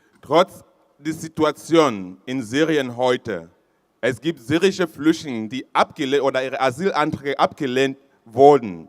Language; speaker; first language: German; non-native, fluent; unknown